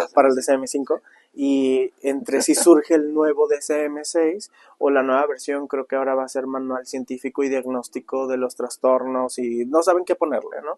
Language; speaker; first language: Spanish; native; Spanish